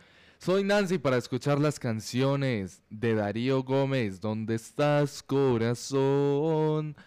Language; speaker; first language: Spanish; native; Spanish